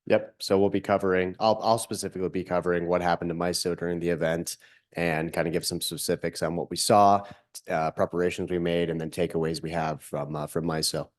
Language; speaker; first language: English; native; English